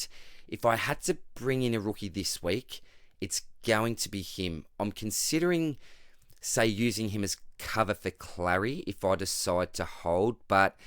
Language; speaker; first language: English; native; English